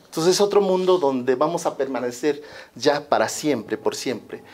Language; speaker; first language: Spanish; non-native, local second language; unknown